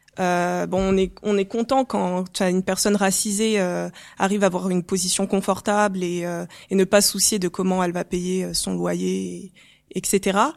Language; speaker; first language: French; early bilingual, other home language; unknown